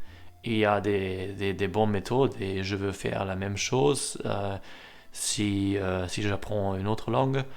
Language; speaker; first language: French; non-native, learner; German